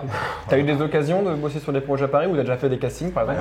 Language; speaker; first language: French; native; French